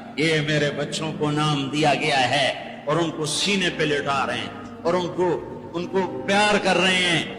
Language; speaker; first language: Urdu; non-native, local second language; Punjabi